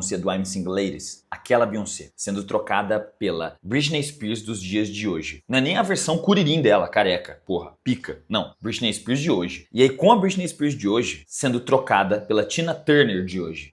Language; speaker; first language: Portuguese; native; Portuguese